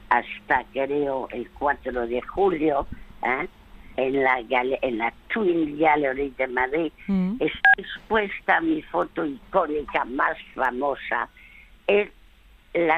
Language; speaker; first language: Spanish; early bilingual, other home language; French